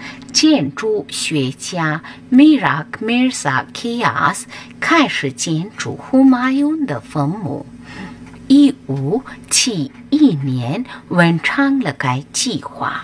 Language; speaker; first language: Chinese; non-native, learner; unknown